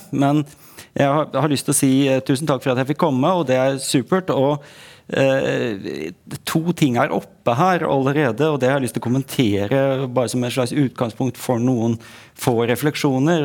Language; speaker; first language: Norwegian; native; Norwegian